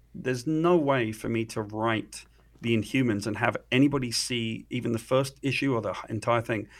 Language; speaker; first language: English; native; English